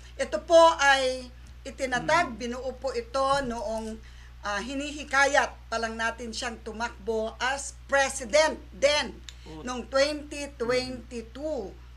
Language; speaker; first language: Filipino; native; Filipino